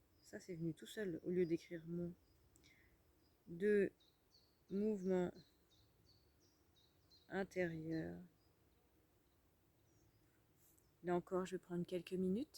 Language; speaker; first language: French; native; French